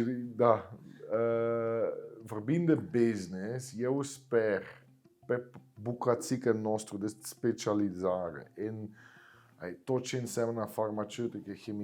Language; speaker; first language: Romanian; non-native, fluent; Dutch